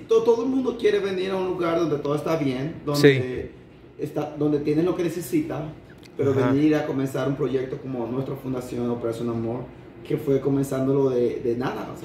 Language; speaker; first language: Spanish; native; Spanish